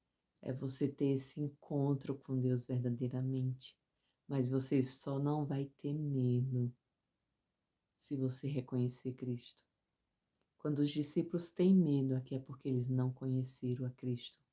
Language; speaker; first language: Portuguese; native; Portuguese